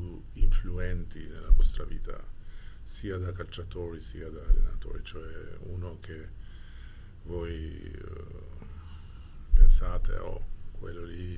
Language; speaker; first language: Italian; non-native, fluent; Albanian